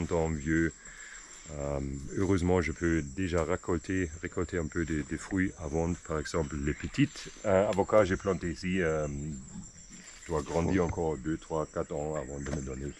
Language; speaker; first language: French; non-native, fluent; German